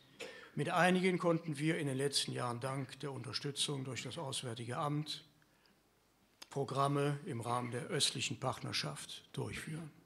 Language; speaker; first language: German; native; German